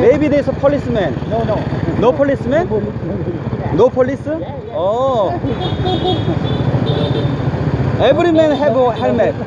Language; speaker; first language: English; non-native, learner; Korean